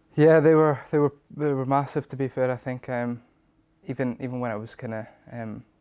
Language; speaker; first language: English; native; English